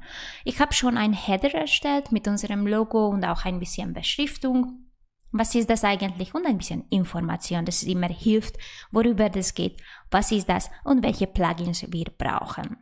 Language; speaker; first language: German; non-native, fluent; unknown